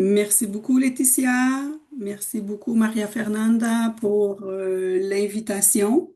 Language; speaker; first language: French; native; French